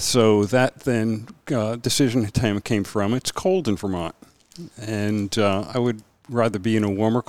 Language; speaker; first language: English; native; English